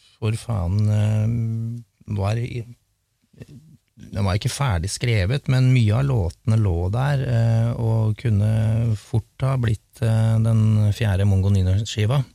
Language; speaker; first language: Norwegian; native; Norwegian